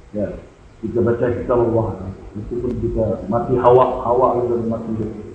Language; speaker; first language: Malay; native; Malay